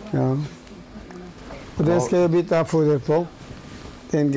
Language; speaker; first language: Swedish; non-native, learner; Turoyo